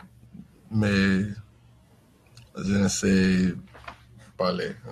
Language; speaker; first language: French; non-native, learner; English